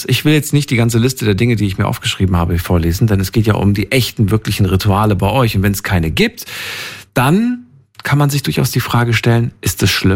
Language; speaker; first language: German; native; German